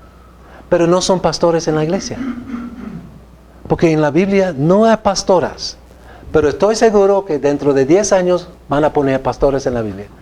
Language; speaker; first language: Spanish; non-native, fluent; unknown